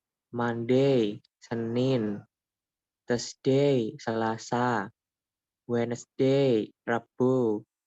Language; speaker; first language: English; non-native, learner; Indonesian